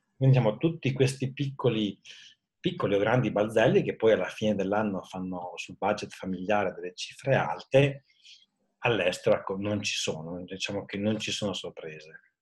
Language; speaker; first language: Italian; native; Italian